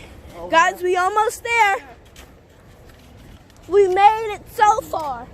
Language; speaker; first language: English; native; English